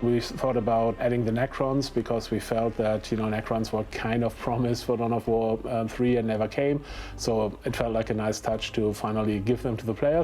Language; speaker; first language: English; non-native, fluent; German